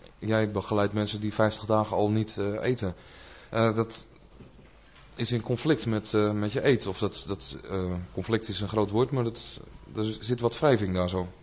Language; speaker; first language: Dutch; native; Dutch